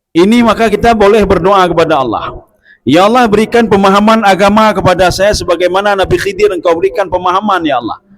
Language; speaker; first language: Malay; non-native, local second language; Achinese